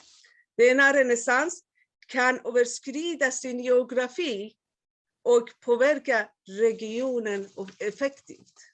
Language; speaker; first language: Swedish; non-native, fluent; Persian